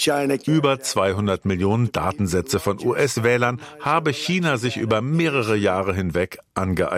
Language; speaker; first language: German; native; German